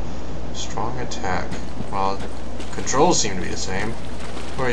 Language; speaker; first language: English; native; English